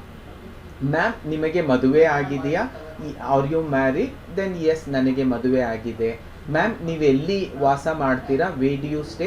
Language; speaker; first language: Kannada; non-native, fluent; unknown